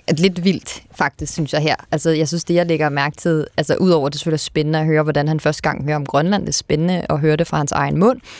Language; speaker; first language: Danish; native; Danish